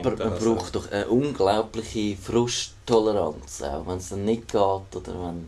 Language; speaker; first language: German; native; German